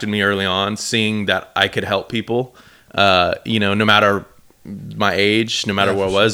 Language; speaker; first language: English; native; English